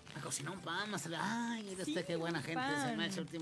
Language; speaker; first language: Spanish; native; Spanish